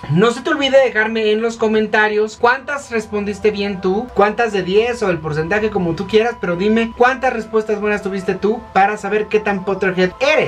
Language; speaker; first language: Spanish; native; Spanish